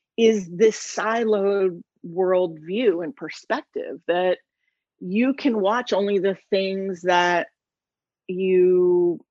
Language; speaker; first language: English; native; English